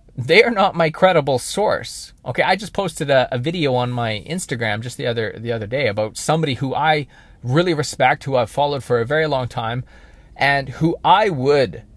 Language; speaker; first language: English; native; English